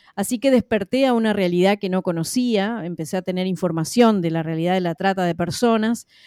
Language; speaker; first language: Spanish; native; Spanish